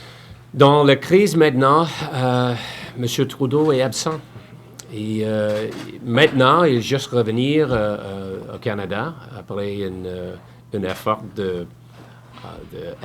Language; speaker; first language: French; non-native, learner; English